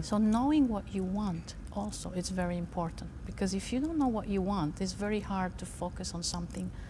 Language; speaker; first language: English; non-native, fluent; Romanian